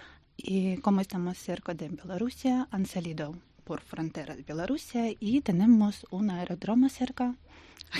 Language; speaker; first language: Spanish; non-native, learner; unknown